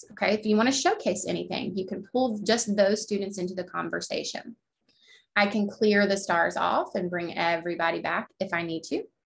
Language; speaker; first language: English; native; English